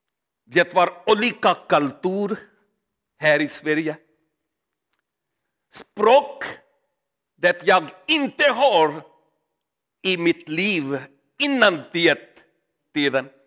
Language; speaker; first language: Swedish; non-native, learner; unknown